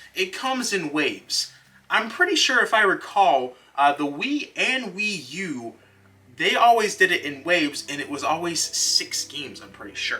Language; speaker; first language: English; native; English